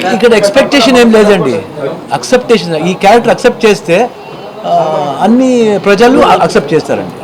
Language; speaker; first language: Telugu; non-native, learner; Kannada